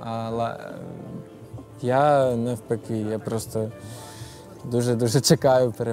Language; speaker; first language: Ukrainian; non-native, fluent; English